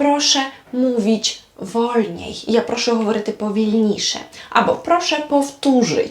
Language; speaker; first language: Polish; non-native, fluent; Ukrainian